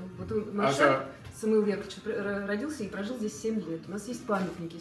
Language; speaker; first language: Russian; native; Russian